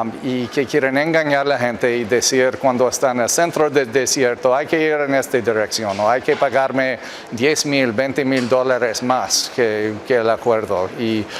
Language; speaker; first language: Spanish; non-native, fluent; English